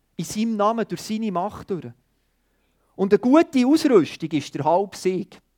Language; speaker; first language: German; non-native, fluent; Swiss German